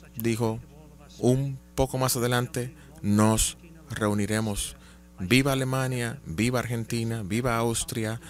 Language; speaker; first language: Spanish; non-native, fluent; Malayalam